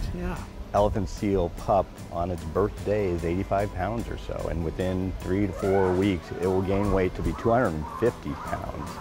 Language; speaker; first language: English; native; English